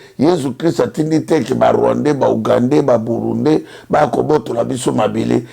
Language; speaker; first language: Lingala; native; Lingala